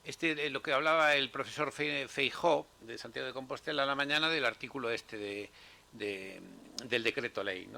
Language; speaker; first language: Spanish; native; Spanish